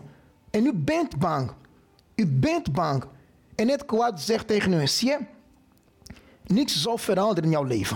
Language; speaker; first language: Dutch; non-native, fluent; Portuguese